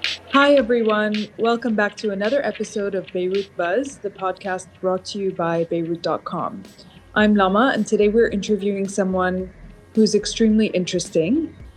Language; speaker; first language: English; non-native, local second language; Arabic